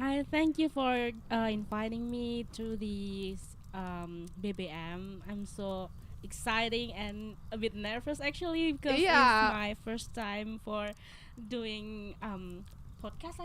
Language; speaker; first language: English; non-native, learner; Indonesian